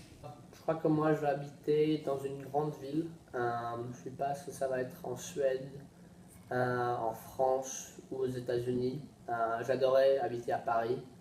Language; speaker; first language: French; early bilingual, heritage; Swedish